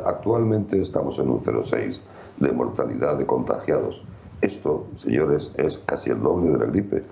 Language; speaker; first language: Spanish; native; Spanish